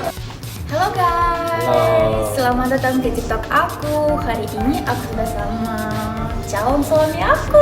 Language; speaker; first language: Indonesian; non-native, learner; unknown